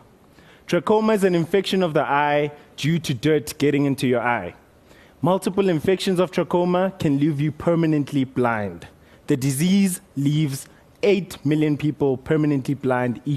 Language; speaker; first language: English; non-native, local second language; Northern Sotho